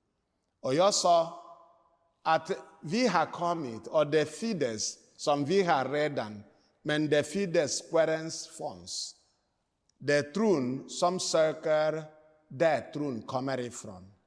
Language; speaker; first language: Swedish; non-native, fluent; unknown